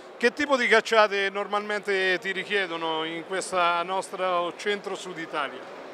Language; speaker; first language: Italian; native; Italian